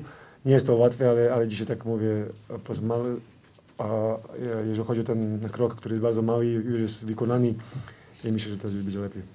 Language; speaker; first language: Polish; non-native, fluent; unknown